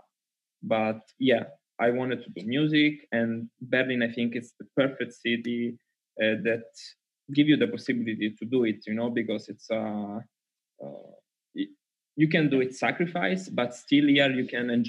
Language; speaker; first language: English; non-native, learner; Italian